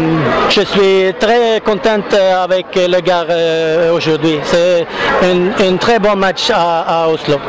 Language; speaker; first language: French; non-native, learner; Norwegian